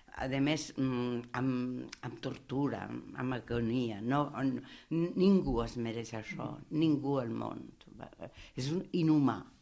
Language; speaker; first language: Catalan; non-native, fluent; Italian